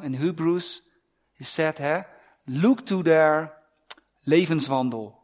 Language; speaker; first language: English; non-native, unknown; Dutch